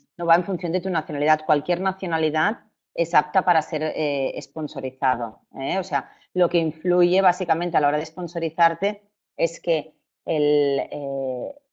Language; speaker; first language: Spanish; native; Spanish